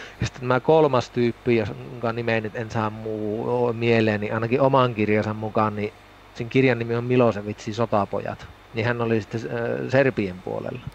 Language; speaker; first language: Finnish; native; Finnish